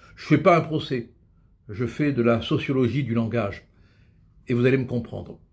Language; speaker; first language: French; native; French